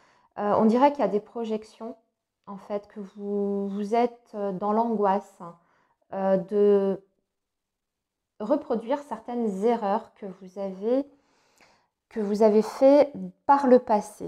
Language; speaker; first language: French; native; French